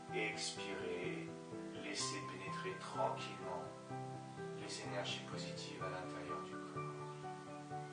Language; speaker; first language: French; native; French